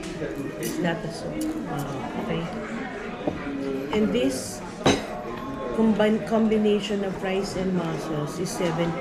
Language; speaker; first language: English; non-native, local second language; Filipino